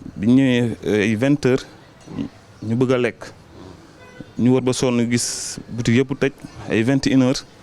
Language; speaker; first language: Wolof; native; Wolof